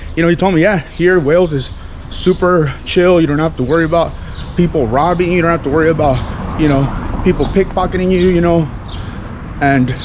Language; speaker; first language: English; native; English